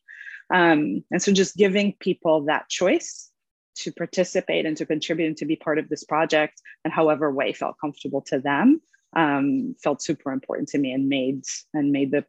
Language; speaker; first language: English; non-native, fluent; Hebrew